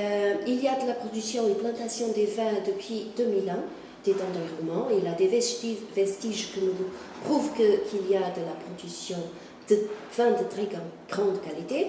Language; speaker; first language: French; non-native, fluent; Portuguese